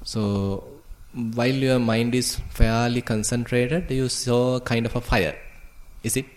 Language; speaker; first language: English; non-native, local second language; Sinhala